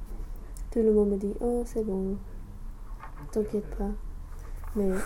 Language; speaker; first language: French; non-native, fluent; English